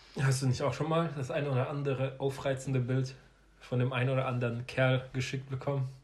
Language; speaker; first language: German; early bilingual, other home language; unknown